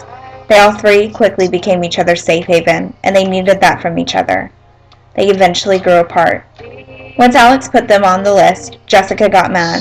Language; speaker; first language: English; native; English